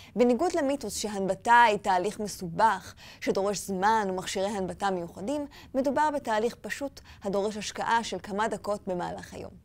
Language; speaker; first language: Hebrew; native; Hebrew